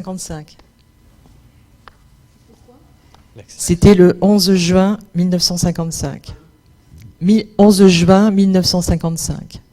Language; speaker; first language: French; native; French